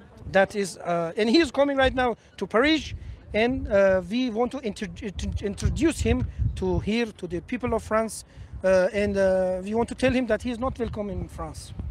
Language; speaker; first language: English; non-native, learner; Tajik